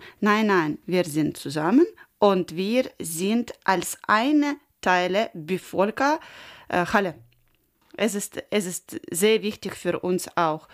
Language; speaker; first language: German; non-native, learner; Ukrainian